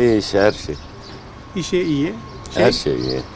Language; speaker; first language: Turkish; non-native, learner; Arabic